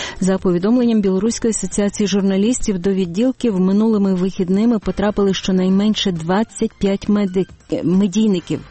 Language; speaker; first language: Ukrainian; native; Ukrainian